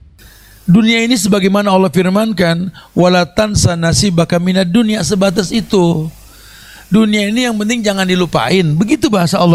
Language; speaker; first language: Indonesian; native; Indonesian